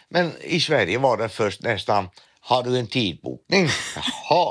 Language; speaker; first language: Swedish; non-native, learner; Dutch